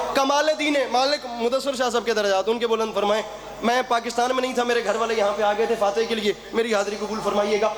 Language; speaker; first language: Urdu; non-native, local second language; Punjabi